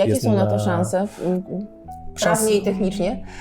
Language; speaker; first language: Polish; native; Polish